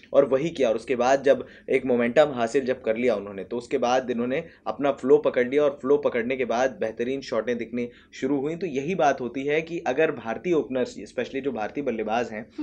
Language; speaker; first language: Hindi; native; Hindi